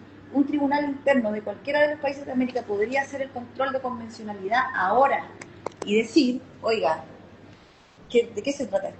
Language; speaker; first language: Spanish; native; Spanish